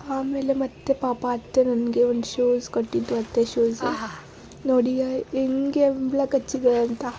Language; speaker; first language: Kannada; native; Kannada